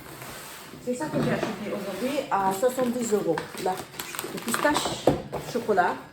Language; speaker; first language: French; non-native, learner; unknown